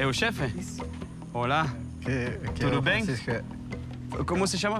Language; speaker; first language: Portuguese; non-native, learner; French